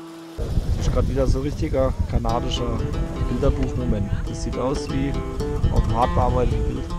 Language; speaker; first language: German; native; German